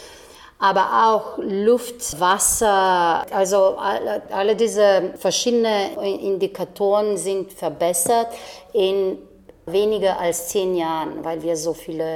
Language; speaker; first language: German; non-native, fluent; Slovenian